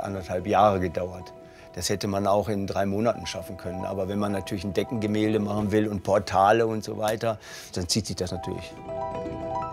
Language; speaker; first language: German; native; German